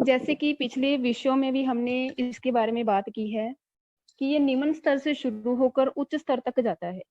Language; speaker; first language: Hindi; non-native, local second language; Punjabi